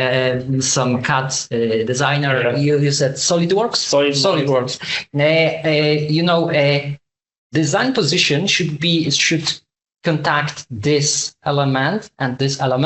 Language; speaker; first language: English; non-native, learner; Polish